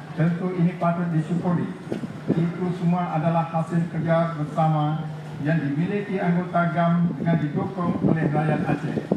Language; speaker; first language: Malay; non-native, local second language; Achinese